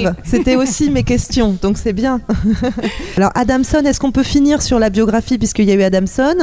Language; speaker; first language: French; native; French